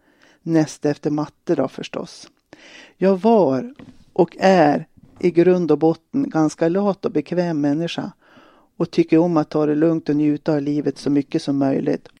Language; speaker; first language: Swedish; native; Swedish